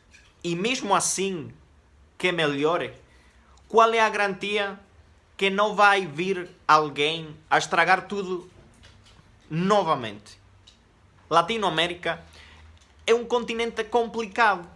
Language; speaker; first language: Portuguese; non-native, fluent; Spanish